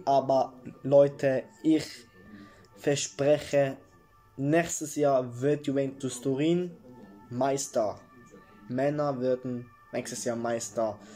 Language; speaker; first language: German; early bilingual, other home language; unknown